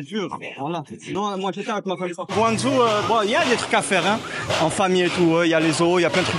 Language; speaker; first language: French; native; French